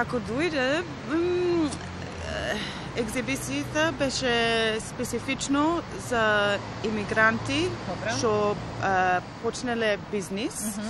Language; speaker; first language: Macedonian; early bilingual, heritage; Macedonian